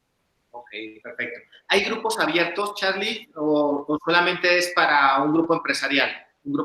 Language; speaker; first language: Spanish; native; Spanish